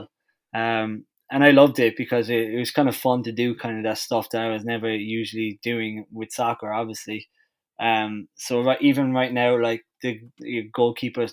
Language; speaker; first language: English; native; English